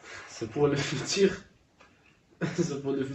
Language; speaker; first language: French; non-native, learner; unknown